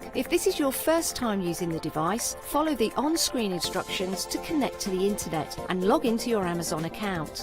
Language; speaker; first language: English; native; English